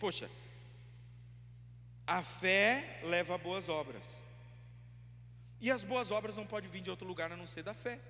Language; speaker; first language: Portuguese; native; Portuguese